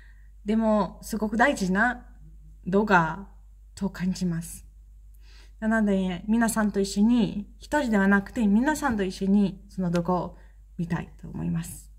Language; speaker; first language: Japanese; non-native, fluent; Ukrainian